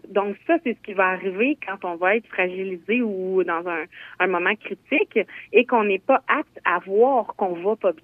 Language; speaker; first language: French; native; French